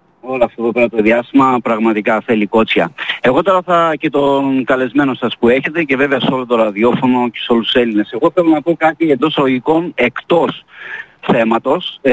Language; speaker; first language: Greek; early bilingual, heritage; Greek